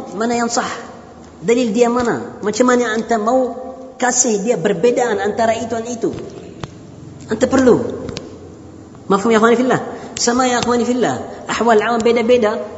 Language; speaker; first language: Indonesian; native; Indonesian